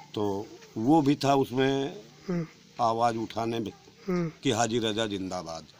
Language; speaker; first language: Hindi; native; Hindi